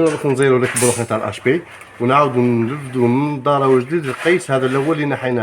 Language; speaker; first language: Arabic; native; Arabic